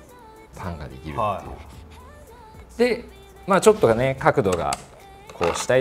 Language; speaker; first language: Japanese; native; Japanese